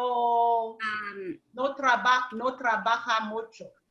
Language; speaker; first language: Spanish; non-native, learner; English